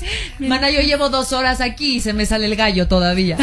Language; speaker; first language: Spanish; native; Spanish